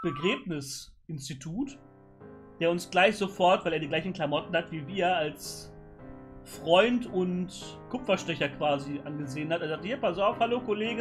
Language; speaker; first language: German; native; German